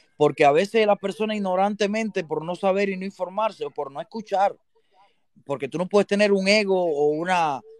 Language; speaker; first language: Spanish; native; Spanish